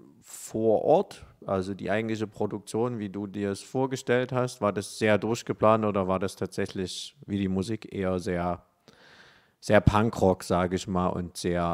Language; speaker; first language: German; native; German